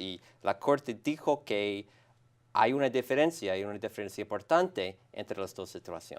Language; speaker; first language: Spanish; non-native, learner; English